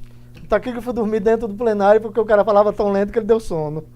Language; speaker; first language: Portuguese; native; Portuguese